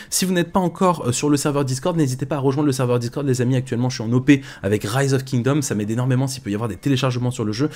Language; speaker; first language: French; native; French